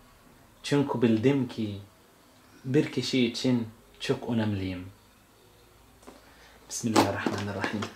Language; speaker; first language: Turkish; non-native, fluent; Arabic